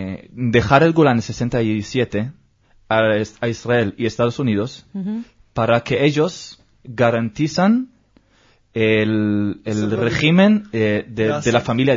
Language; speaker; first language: Spanish; non-native, learner; Hebrew